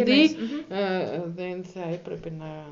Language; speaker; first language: Greek; non-native, learner; German